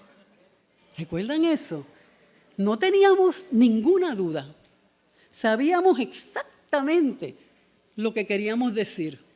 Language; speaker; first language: Spanish; native; Spanish